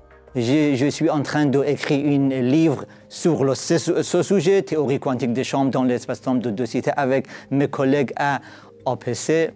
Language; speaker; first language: French; non-native, learner; Persian